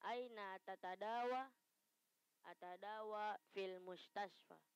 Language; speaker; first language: Arabic; non-native, learner; Indonesian